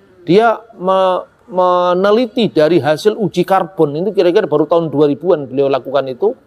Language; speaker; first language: Indonesian; native; Indonesian